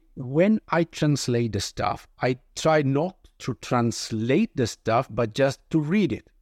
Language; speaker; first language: English; non-native, fluent; Italian